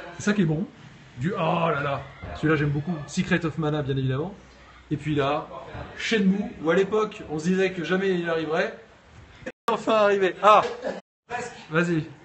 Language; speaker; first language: French; native; French